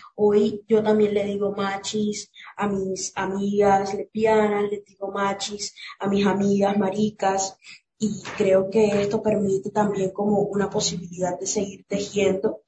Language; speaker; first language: Spanish; native; Spanish